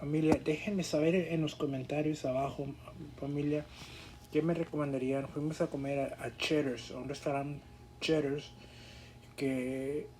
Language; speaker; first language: Spanish; early bilingual, other home language; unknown